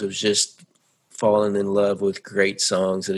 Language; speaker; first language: English; native; English